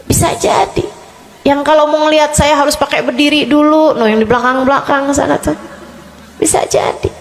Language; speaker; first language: Indonesian; native; Indonesian